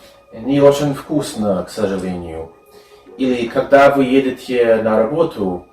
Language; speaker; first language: Russian; non-native, fluent; English